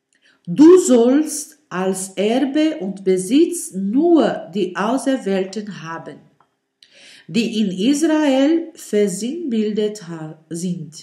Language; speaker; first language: German; non-native, learner; Portuguese